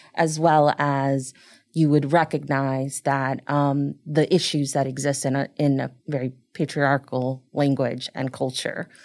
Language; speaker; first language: English; early bilingual, other home language; Spanish